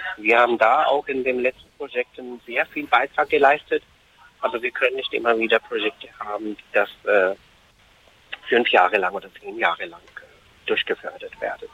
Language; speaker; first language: German; non-native, fluent; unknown